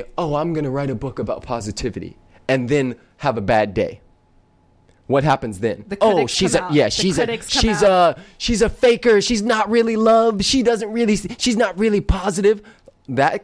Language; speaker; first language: English; native; English